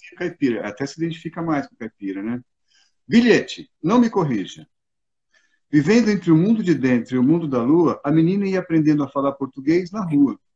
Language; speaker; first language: Portuguese; native; Portuguese